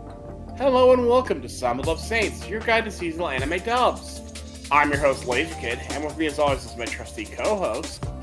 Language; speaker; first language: English; native; English